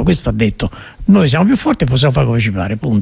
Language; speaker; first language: Italian; native; Italian